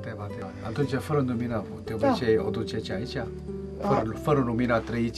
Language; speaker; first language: Romanian; non-native, learner; Korean